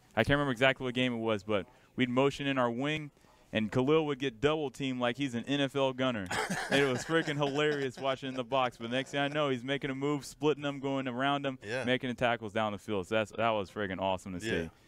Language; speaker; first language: English; native; English